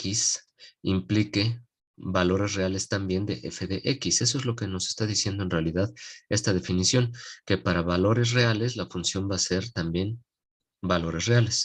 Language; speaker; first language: Spanish; native; Spanish